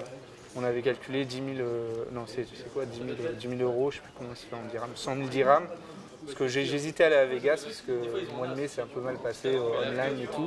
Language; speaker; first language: French; native; French